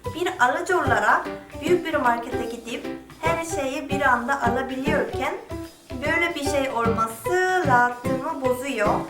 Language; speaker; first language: Turkish; non-native, fluent; Korean